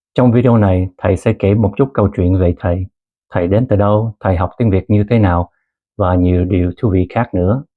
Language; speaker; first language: Vietnamese; early bilingual, heritage; Vietnamese